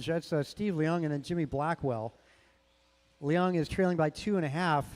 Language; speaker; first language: English; native; English